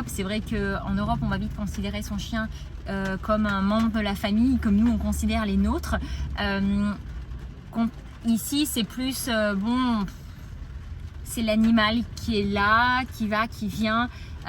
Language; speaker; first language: French; native; French